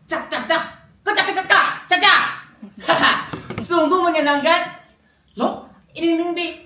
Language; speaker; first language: Indonesian; non-native, fluent; Chinese